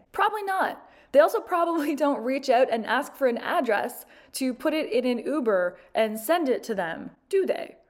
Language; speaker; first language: English; native; English